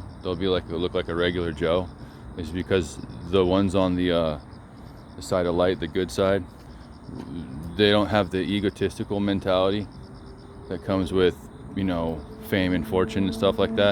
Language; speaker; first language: English; native; English